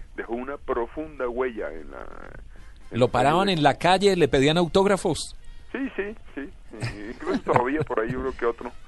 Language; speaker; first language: Spanish; native; Spanish